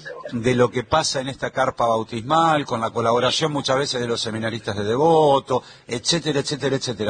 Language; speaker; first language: Spanish; native; Spanish